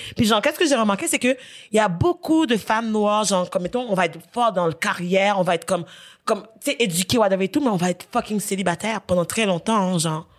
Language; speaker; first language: French; native; French